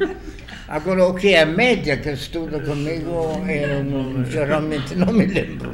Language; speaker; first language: Portuguese; non-native, fluent; German